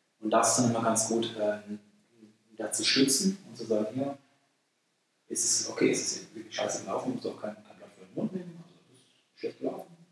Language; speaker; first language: German; native; German